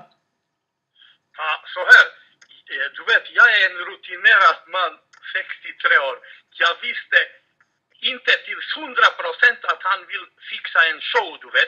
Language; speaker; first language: Swedish; non-native, fluent; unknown